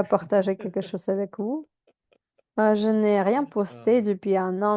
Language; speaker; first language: French; non-native, fluent; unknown